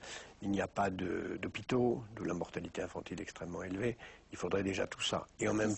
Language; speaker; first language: French; native; French